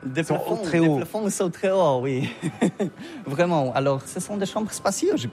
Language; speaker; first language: French; non-native, learner; Polish